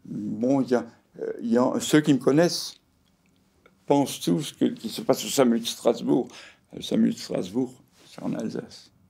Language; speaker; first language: French; native; French